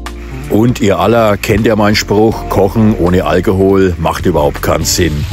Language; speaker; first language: German; native; German